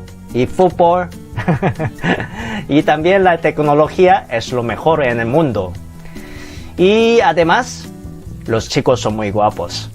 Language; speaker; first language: Spanish; non-native, fluent; Korean